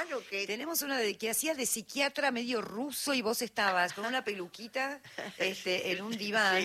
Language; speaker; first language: Spanish; native; Spanish